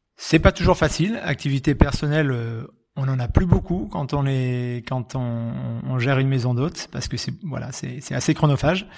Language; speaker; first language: French; native; French